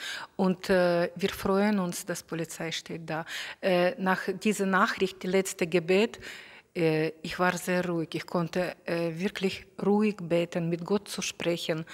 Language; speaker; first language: German; non-native, fluent; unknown